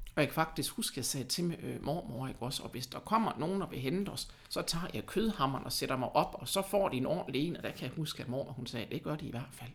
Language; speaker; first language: Danish; early bilingual, other home language; German